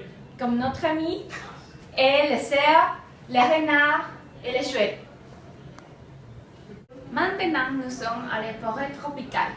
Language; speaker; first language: French; non-native, learner; Spanish